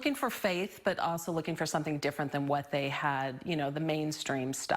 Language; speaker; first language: English; native; English